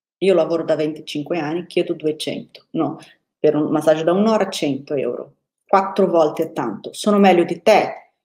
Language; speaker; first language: Italian; non-native, fluent; Portuguese